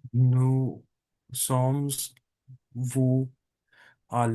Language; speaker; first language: French; non-native, learner; Hindi